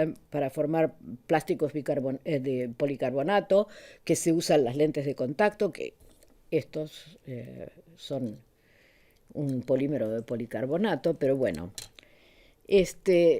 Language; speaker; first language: Spanish; native; Spanish